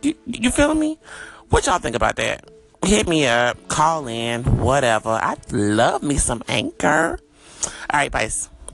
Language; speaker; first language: English; early bilingual, other home language; German